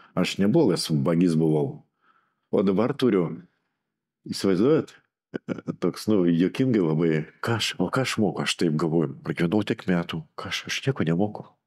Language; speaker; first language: Lithuanian; non-native, local second language; Russian